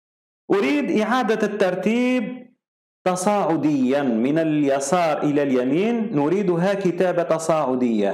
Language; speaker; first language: Arabic; native; Arabic